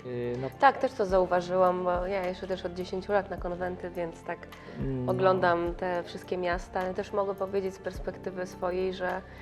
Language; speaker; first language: Polish; native; Polish